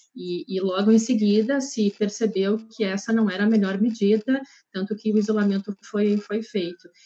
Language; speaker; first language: Portuguese; native; Portuguese